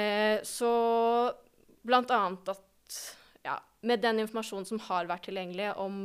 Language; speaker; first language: Norwegian; native; Norwegian